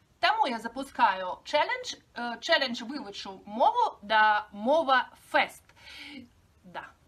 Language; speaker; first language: Belarusian; non-native, local second language; Russian